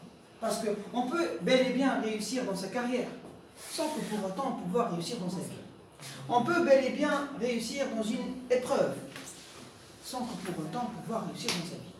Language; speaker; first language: French; non-native, local second language; Arabic